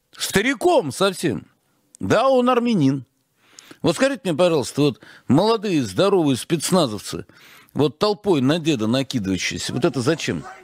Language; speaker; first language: Russian; native; Russian